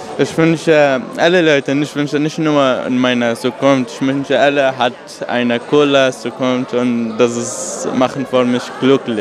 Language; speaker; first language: German; non-native, learner; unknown